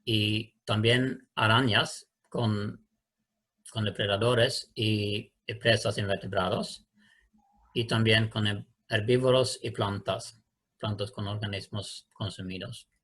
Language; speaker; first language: Spanish; non-native, learner; Swedish